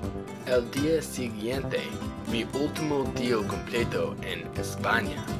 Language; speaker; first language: Spanish; non-native, learner; English